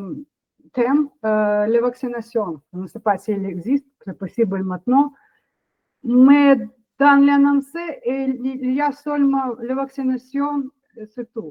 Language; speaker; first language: French; non-native, fluent; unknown